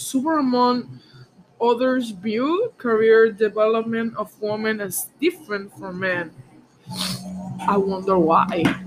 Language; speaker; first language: English; non-native, learner; Spanish